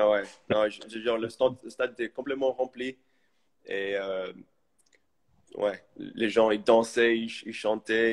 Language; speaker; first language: French; early bilingual, heritage; English